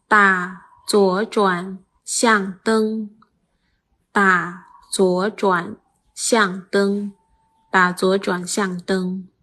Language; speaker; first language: Chinese; non-native, fluent; Khmer